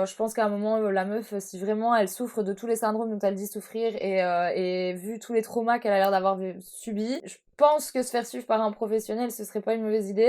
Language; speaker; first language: French; native; French